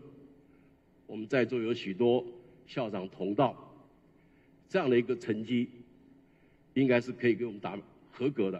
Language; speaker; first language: Chinese; native; Chinese